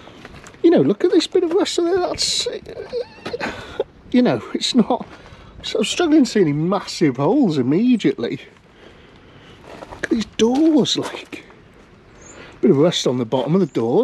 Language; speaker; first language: English; native; English